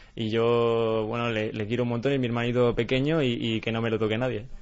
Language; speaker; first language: Spanish; native; Spanish